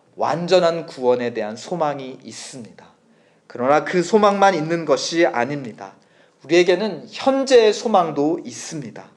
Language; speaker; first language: Korean; native; Korean